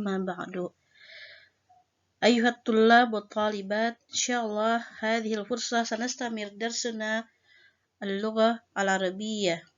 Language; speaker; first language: Arabic; non-native, fluent; Indonesian